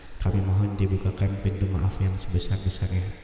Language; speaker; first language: Indonesian; native; Indonesian